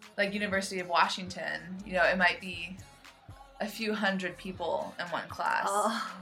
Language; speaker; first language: English; native; English